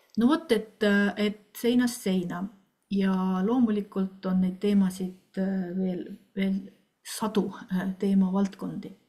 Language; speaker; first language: Estonian; native; Estonian